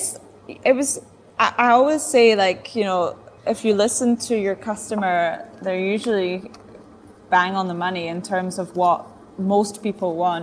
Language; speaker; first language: English; native; English